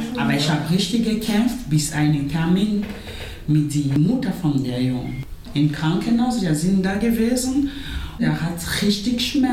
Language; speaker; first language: German; non-native, fluent; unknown